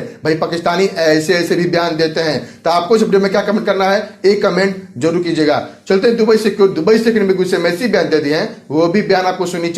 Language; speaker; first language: Hindi; native; Hindi